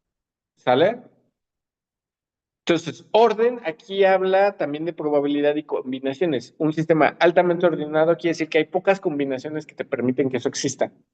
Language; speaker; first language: Spanish; native; Spanish